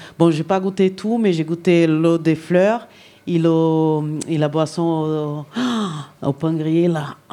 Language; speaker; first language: French; non-native, fluent; Portuguese